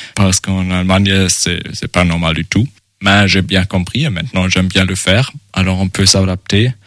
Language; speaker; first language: French; non-native, fluent; German